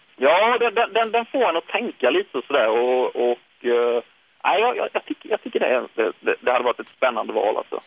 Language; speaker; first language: Swedish; native; Swedish